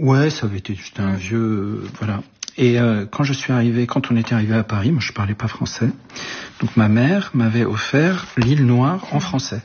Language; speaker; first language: French; early bilingual, other home language; Arabic